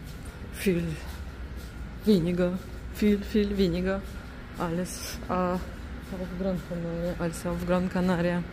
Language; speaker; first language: German; non-native, learner; Russian